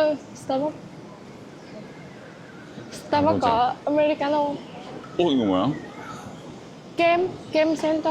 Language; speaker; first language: Korean; non-native, learner; Vietnamese